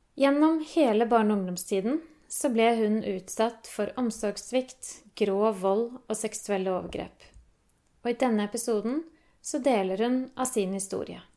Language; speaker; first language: Norwegian; native; Norwegian